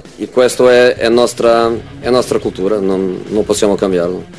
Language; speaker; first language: Italian; non-native, fluent; Portuguese